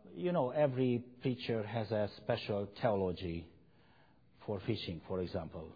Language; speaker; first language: English; non-native, fluent; Hungarian